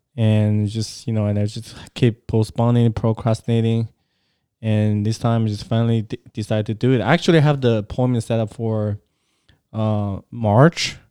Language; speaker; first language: English; non-native, fluent; Chinese